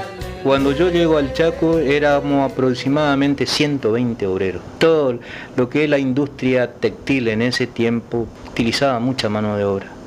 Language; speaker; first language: Spanish; native; Spanish